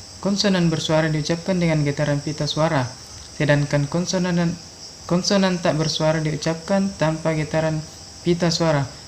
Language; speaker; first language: Indonesian; native; Indonesian